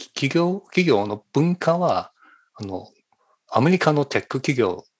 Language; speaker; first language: Japanese; non-native, fluent; Chinese